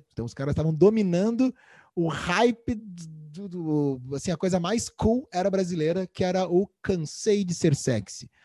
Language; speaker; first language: Portuguese; native; Portuguese